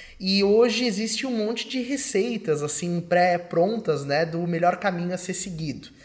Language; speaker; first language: Portuguese; native; Portuguese